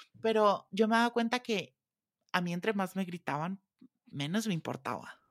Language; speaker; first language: Spanish; native; Spanish